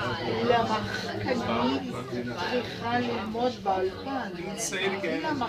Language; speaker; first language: Hebrew; non-native, learner; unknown